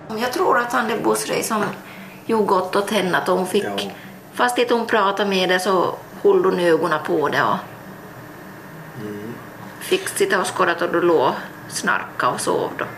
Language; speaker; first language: Swedish; native; Swedish